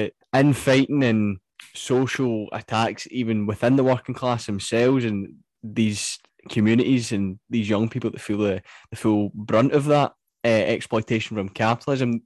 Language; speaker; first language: English; native; English